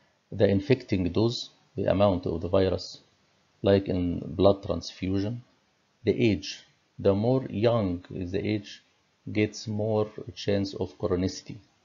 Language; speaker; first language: English; non-native, fluent; Arabic